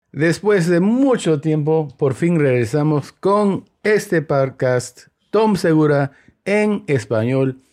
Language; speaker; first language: Spanish; early bilingual, heritage; Spanish